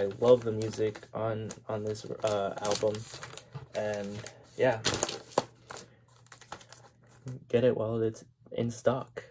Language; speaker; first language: English; native; English